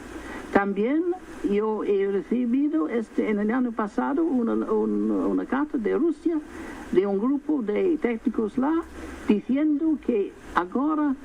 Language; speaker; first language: Spanish; non-native, fluent; English